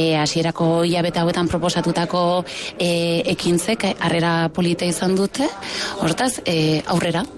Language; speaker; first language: Basque; non-native, local second language; Spanish